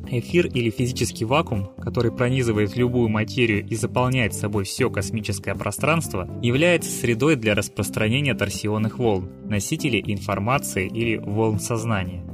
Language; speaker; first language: Russian; native; Russian